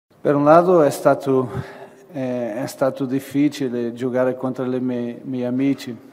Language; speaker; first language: Italian; non-native, learner; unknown